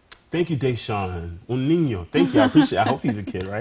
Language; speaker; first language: English; early bilingual, other home language; Spanish